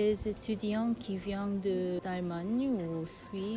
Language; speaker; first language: French; non-native, learner; Korean